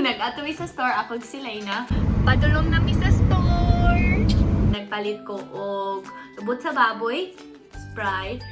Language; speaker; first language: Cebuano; non-native, learner; English